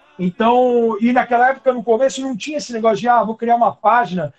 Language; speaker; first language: Portuguese; native; Portuguese